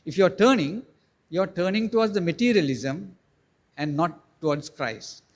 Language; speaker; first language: English; non-native, local second language; Sinhala